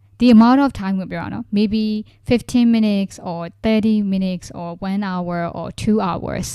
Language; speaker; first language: English; non-native, fluent; Burmese